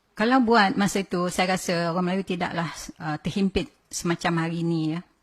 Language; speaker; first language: Malay; native; Malay